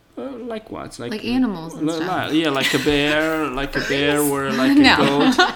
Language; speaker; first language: English; non-native, fluent; Romanian